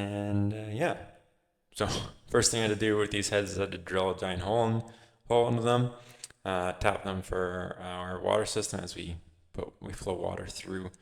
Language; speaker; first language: English; native; English